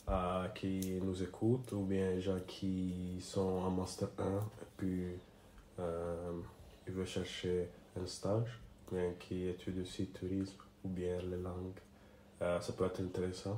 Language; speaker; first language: French; non-native, learner; English